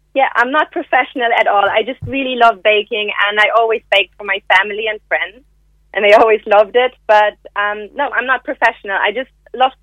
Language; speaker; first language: English; non-native, fluent; German